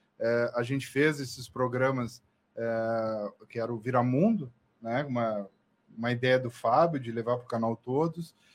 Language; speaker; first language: Portuguese; native; Portuguese